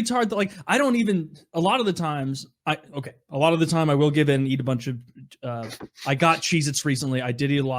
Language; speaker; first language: English; native; English